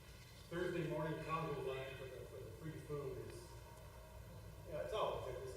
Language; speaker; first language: English; native; English